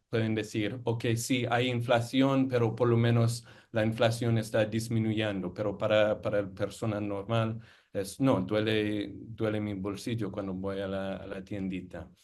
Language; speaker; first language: Spanish; non-native, fluent; English